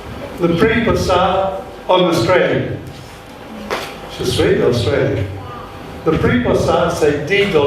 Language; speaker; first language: French; non-native, learner; English